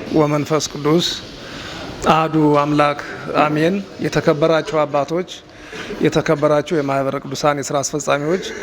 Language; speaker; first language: Amharic; non-native, local second language; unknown